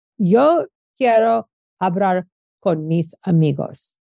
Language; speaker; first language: Spanish; non-native, learner; English